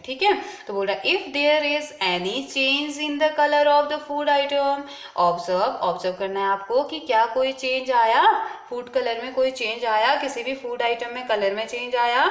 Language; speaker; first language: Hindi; native; Hindi